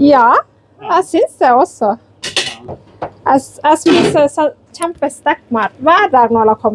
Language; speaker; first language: Norwegian; non-native, learner; Thai